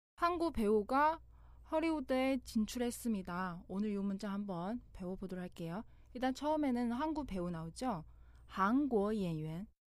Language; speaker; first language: Korean; non-native, fluent; Chinese